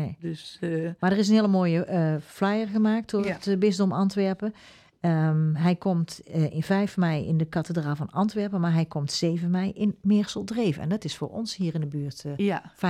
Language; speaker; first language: Dutch; native; Dutch